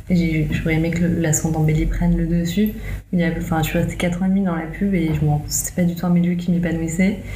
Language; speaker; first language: French; non-native, local second language; Arabic